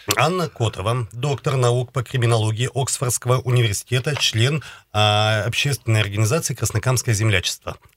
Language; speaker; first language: Russian; native; Russian